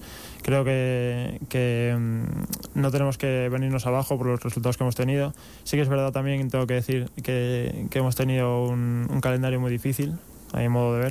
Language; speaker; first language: Spanish; native; Spanish